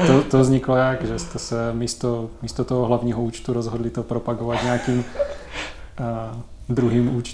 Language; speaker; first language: Czech; native; Czech